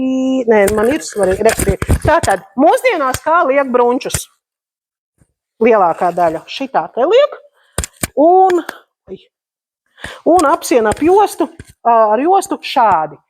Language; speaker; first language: Latvian; native; Latvian